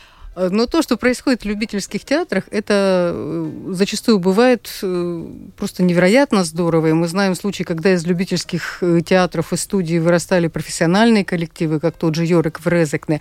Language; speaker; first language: Russian; native; Russian